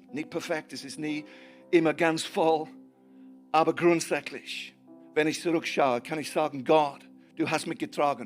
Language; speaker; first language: German; non-native, fluent; English